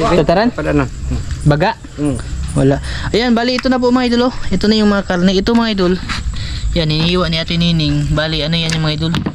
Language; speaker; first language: Filipino; non-native, local second language; Cebuano